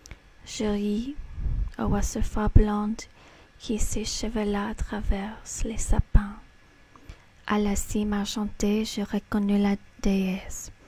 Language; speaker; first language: French; non-native, fluent; English